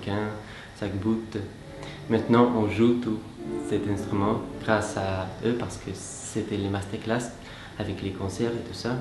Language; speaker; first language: French; non-native, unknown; Russian